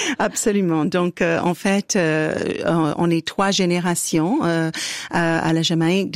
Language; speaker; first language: French; native; French